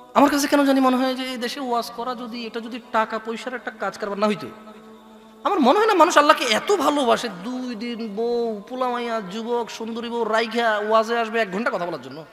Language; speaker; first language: Bangla; native; Bangla